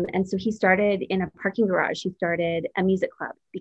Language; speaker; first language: English; native; English